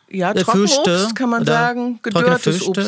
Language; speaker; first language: German; native; German